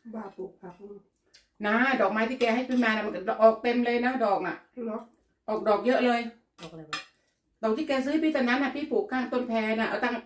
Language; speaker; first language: Thai; native; Thai